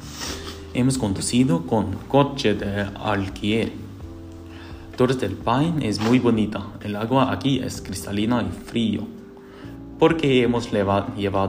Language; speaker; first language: Spanish; non-native, learner; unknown